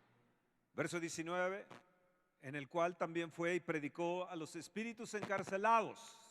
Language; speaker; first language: Spanish; native; Spanish